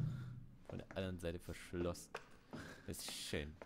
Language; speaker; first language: German; native; German